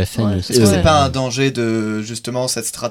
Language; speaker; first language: French; native; French